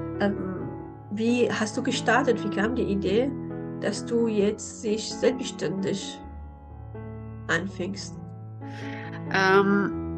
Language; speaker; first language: German; non-native, learner; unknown